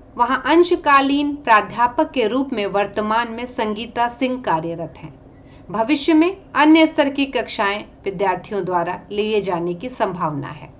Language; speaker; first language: Hindi; native; Hindi